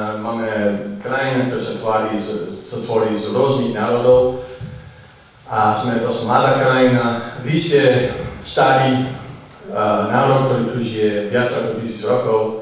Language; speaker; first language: Slovak; non-native, fluent; English